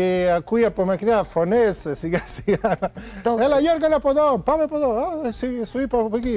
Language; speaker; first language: Greek; non-native, learner; Italian